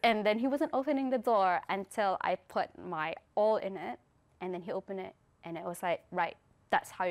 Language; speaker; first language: English; non-native, local second language; Filipino